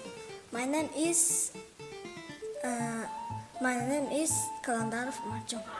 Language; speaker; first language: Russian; non-native, learner; Tajik